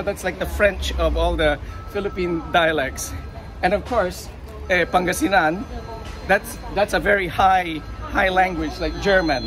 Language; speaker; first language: English; non-native, local second language; Pangasinan